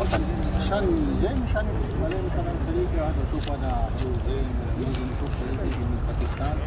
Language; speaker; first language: Arabic; non-native, learner; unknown